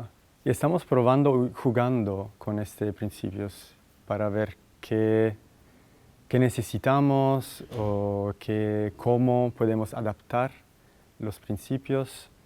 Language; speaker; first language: Spanish; non-native, fluent; Italian